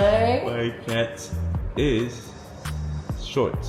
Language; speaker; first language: English; non-native, learner; Indonesian